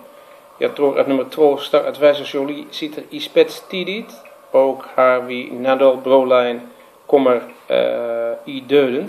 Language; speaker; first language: Swedish; non-native, fluent; Dutch